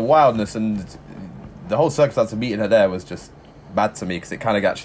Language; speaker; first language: English; native; English